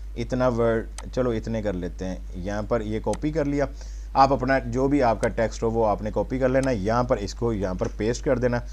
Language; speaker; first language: Urdu; non-native, local second language; Punjabi